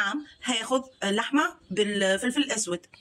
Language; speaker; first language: Arabic; native; Arabic